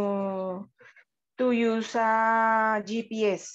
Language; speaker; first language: English; non-native, learner; Spanish